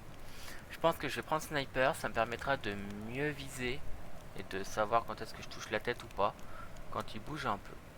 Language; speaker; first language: French; native; French